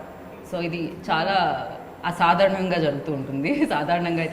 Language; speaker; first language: Telugu; native; Telugu